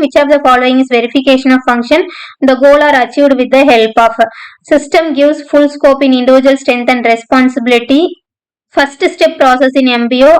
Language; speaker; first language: English; non-native, local second language; Tamil